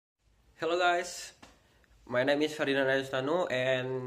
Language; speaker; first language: English; non-native, learner; Indonesian